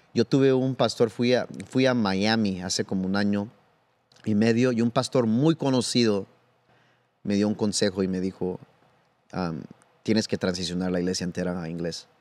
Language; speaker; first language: Spanish; early bilingual, heritage; Spanish